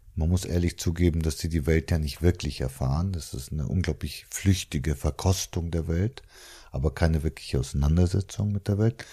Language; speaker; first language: German; non-native, fluent; Bulgarian